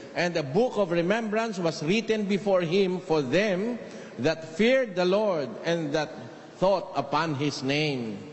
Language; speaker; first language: English; non-native, local second language; Filipino